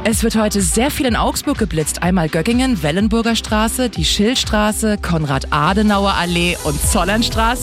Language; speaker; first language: German; native; German